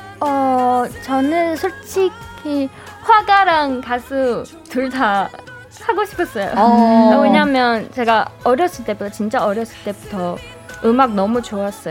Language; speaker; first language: Korean; non-native, learner; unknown